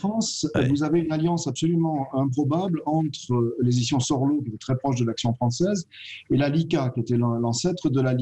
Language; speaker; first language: French; native; French